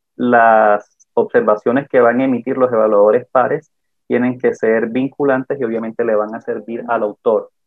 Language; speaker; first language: Spanish; native; Spanish